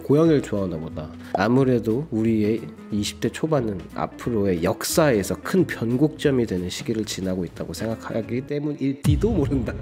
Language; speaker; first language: Korean; native; Korean